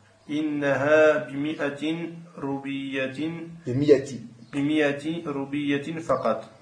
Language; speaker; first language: Arabic; non-native, learner; French